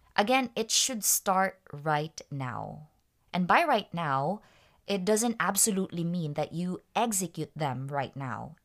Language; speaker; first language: English; non-native, local second language; Waray